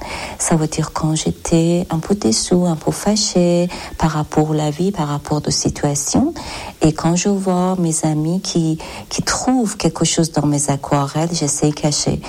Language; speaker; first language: French; non-native, learner; Persian